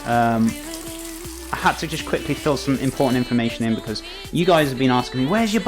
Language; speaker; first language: English; native; English